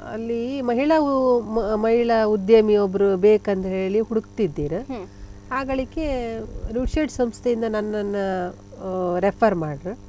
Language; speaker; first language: Kannada; native; Kannada